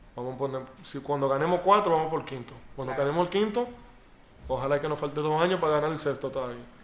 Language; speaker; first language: Spanish; early bilingual, heritage; Spanish